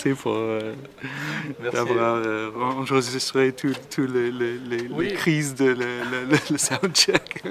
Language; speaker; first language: French; non-native, learner; English